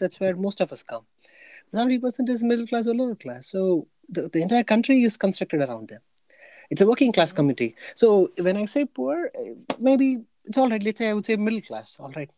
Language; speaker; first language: English; non-native, local second language; Tamil